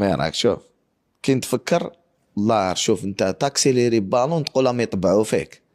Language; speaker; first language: Arabic; native; Arabic